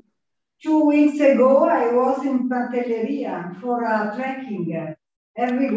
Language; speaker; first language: English; non-native, learner; Italian